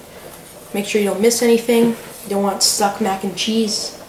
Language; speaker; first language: English; native; English